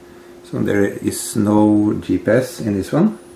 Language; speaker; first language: English; non-native, fluent; Norwegian